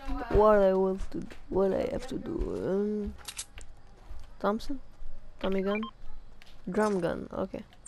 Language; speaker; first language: English; non-native, learner; French